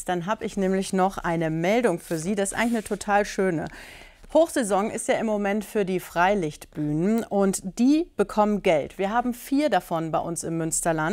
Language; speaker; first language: German; native; German